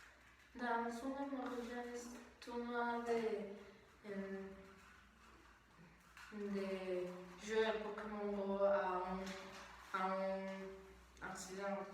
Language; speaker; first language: French; non-native, learner; Spanish